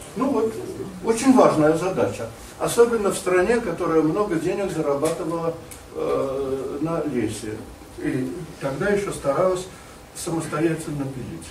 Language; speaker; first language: Russian; native; Russian